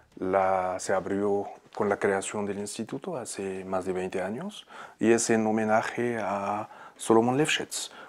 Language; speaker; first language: Spanish; non-native, fluent; Arabic